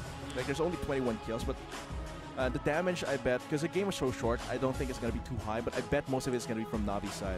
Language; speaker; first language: English; non-native, local second language; Filipino